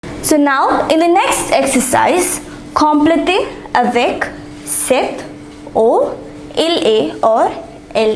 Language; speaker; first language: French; non-native, fluent; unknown